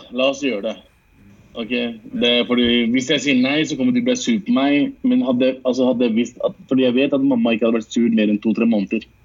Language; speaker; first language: Norwegian; early bilingual, other home language; Urdu